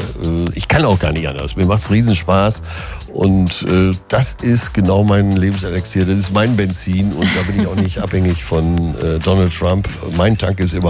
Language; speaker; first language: German; native; German